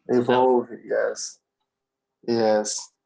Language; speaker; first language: English; non-native, learner; Portuguese